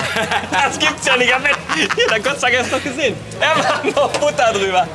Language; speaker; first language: German; native; German